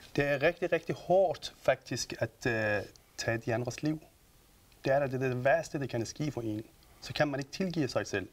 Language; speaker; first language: Danish; non-native, fluent; Persian